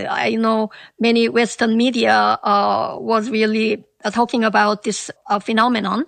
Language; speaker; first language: English; non-native, fluent; Korean